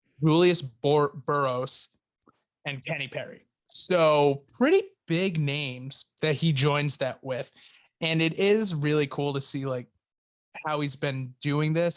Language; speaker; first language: English; native; English